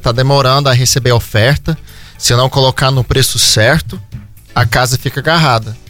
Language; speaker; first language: Portuguese; early bilingual, heritage; Portuguese